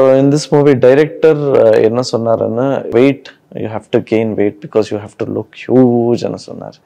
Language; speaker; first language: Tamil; non-native, learner; Kannada